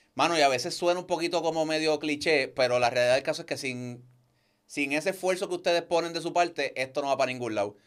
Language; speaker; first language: Spanish; native; Spanish